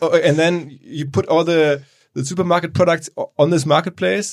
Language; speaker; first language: English; non-native, fluent; German